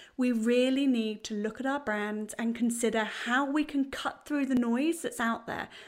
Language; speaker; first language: English; native; English